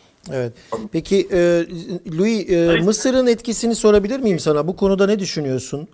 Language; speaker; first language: Turkish; native; Turkish